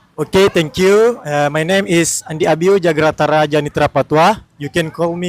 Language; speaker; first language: English; non-native, learner; Indonesian